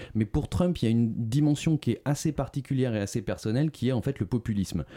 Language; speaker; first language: French; native; French